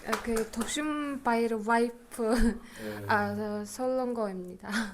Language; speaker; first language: Korean; non-native, learner; Mongolian